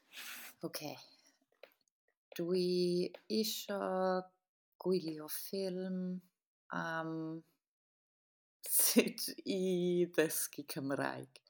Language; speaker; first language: Welsh; non-native, learner; English